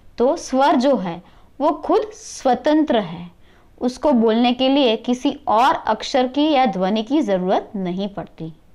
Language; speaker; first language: Hindi; non-native, local second language; Gujarati